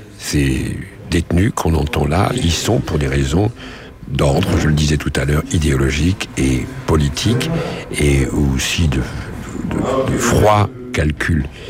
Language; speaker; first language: French; native; French